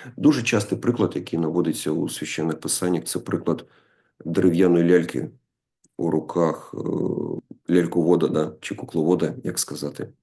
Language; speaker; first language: Ukrainian; non-native, local second language; Russian